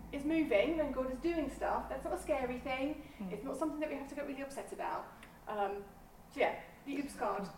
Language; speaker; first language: English; non-native, fluent; Dutch